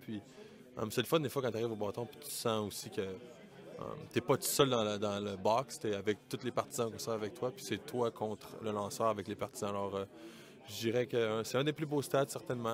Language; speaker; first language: French; native; French